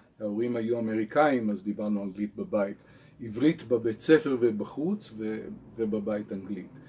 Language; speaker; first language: Hebrew; non-native, local second language; English